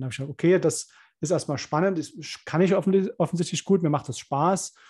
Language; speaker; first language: German; native; German